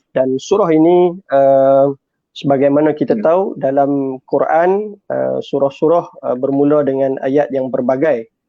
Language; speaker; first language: Malay; native; Malay